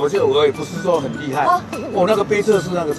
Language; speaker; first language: Chinese; native; Chinese